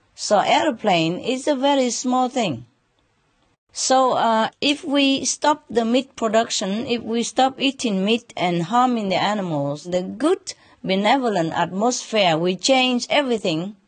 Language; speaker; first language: English; non-native, fluent; Vietnamese